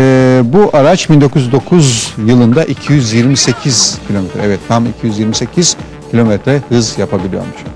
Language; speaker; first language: Turkish; native; Turkish